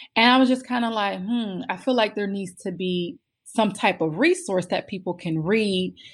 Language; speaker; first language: English; native; English